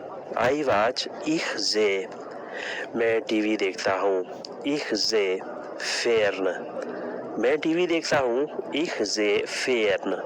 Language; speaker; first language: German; non-native, learner; Urdu